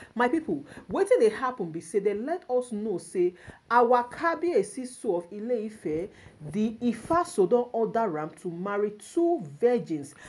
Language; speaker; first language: Nigerian Pidgin; non-native, local second language; Yoruba